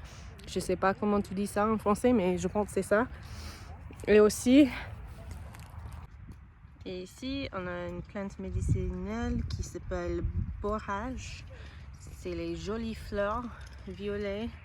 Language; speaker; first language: French; non-native, learner; English